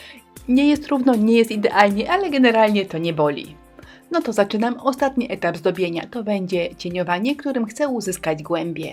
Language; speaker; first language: Polish; native; Polish